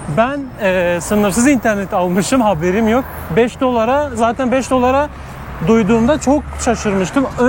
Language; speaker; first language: Turkish; native; Turkish